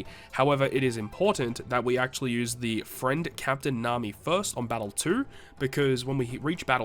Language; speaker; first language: English; native; English